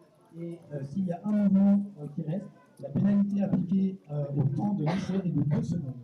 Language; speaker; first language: French; native; French